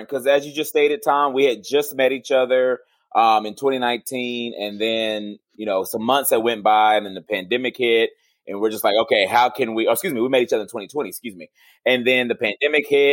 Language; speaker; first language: English; native; English